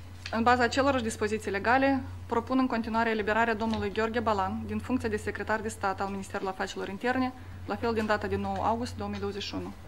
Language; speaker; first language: Romanian; native; Romanian